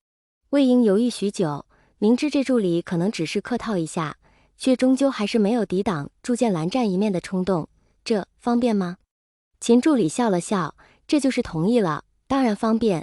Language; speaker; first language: Chinese; native; Chinese